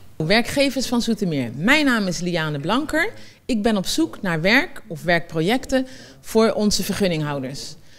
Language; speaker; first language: Dutch; native; Dutch